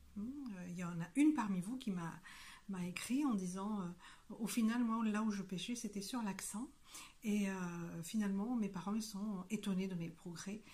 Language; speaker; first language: French; non-native, local second language; Malagasy